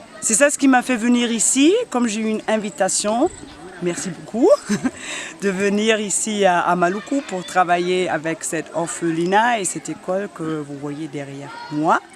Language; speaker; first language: French; non-native, fluent; German